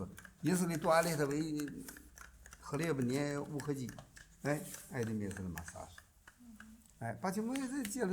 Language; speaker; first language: Russian; non-native, learner; Chinese